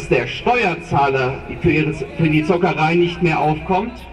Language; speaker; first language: German; native; German